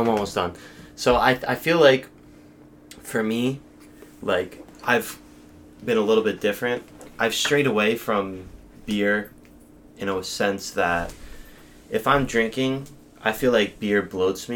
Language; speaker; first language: English; native; English